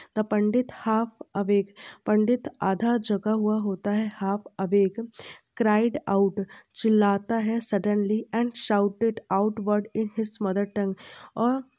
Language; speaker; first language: Hindi; native; Hindi